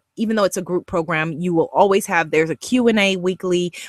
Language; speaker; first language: English; native; English